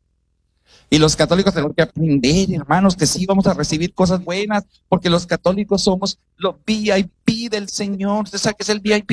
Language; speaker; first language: Spanish; native; Spanish